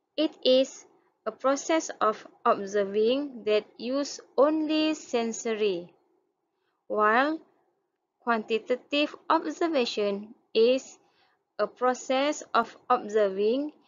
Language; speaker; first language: English; non-native, local second language; Malay